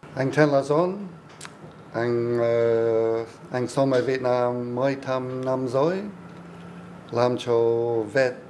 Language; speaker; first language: Vietnamese; non-native, learner; English